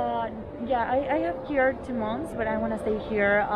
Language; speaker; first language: English; non-native, learner; Spanish